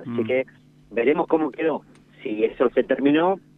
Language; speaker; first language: Spanish; native; Spanish